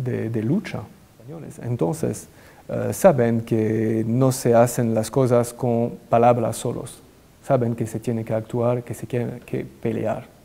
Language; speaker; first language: Spanish; non-native, fluent; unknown